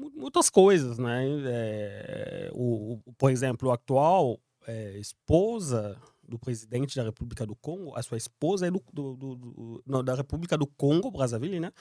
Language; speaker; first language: Portuguese; non-native, fluent; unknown